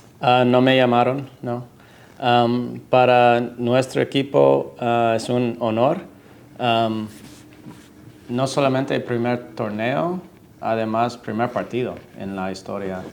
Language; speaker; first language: Spanish; non-native, fluent; English